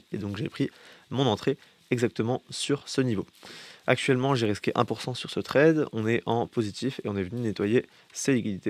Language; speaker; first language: French; native; French